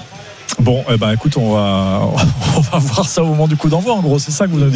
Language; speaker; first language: French; native; French